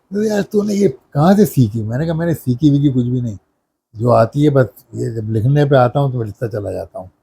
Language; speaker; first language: Urdu; native; Urdu